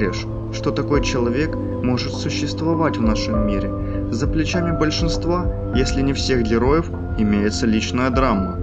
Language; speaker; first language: Russian; native; Russian